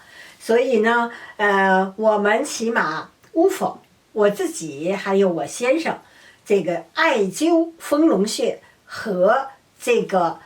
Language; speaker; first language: Chinese; native; Chinese